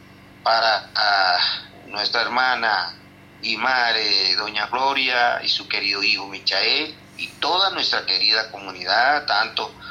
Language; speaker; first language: Spanish; non-native, local second language; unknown